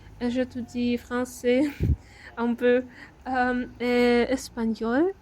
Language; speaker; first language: French; non-native, learner; Ukrainian